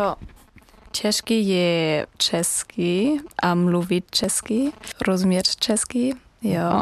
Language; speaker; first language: Czech; non-native, learner; German